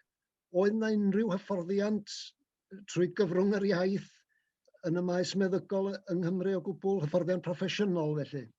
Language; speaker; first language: Welsh; native; Welsh